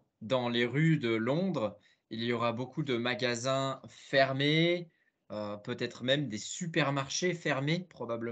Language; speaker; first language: French; non-native, fluent; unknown